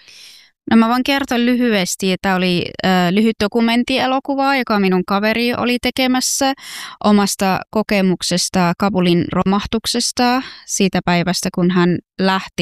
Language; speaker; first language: Finnish; non-native, fluent; Persian